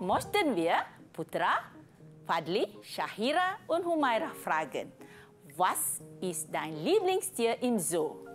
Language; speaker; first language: German; non-native, fluent; Malay